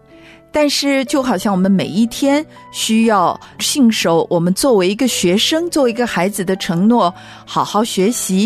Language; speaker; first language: Chinese; native; Chinese